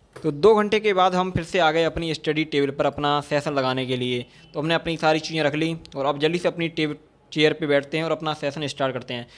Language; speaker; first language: Hindi; native; Hindi